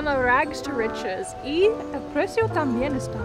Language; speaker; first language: Spanish; non-native, fluent; English